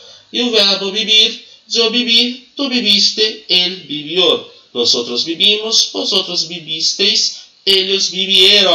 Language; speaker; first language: Spanish; non-native, fluent; Portuguese